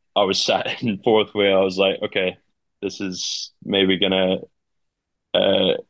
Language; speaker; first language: English; native; English